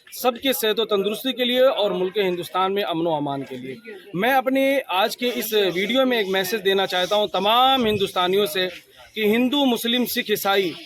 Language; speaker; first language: Urdu; non-native, local second language; Gujarati